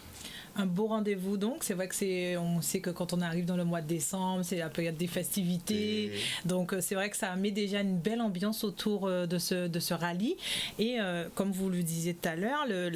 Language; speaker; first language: French; native; French